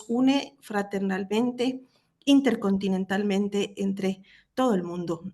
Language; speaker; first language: Spanish; native; Spanish